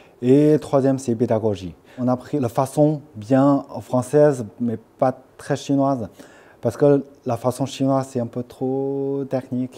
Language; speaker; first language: French; non-native, fluent; Chinese